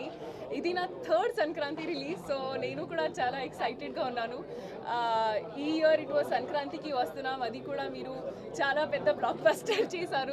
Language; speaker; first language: Telugu; non-native, fluent; Hindi